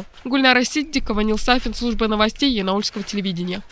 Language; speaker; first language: Russian; native; Russian